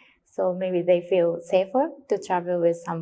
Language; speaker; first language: English; non-native, learner; Japanese